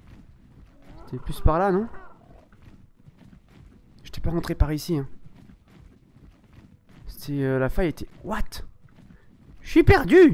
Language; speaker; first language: French; native; French